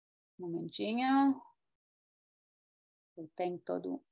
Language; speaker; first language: Portuguese; non-native, learner; Spanish